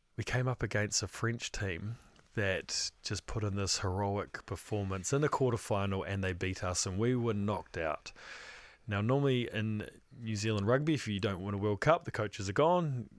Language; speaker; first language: English; native; English